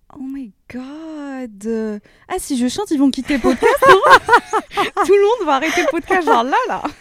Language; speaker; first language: French; non-native, local second language; Arabic